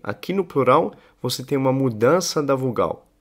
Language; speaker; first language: Portuguese; non-native, fluent; German